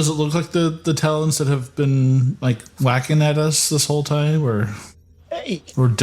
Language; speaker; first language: English; native; English